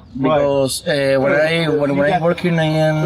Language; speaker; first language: English; non-native, learner; Spanish